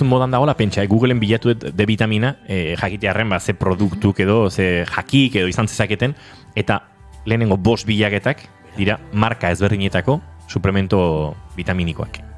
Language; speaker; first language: Basque; native; Basque